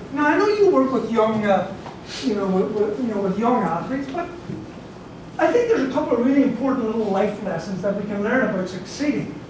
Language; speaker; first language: English; native; English